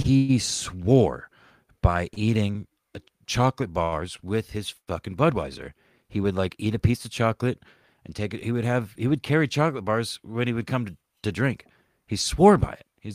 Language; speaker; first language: English; native; English